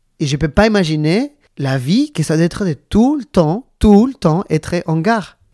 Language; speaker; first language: French; non-native, fluent; Spanish